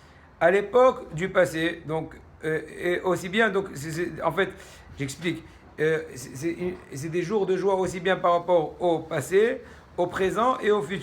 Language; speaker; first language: French; native; French